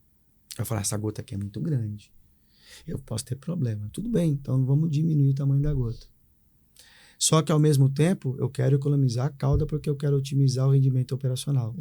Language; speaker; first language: Portuguese; native; Portuguese